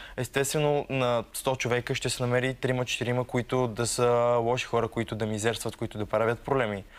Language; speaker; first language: Bulgarian; early bilingual, other home language; Arabic